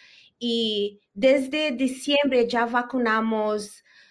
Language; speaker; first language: Spanish; early bilingual, heritage; Spanish